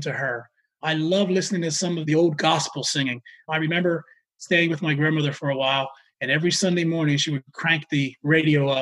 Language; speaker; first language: English; native; English